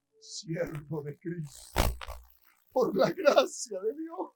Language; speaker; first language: Spanish; native; Spanish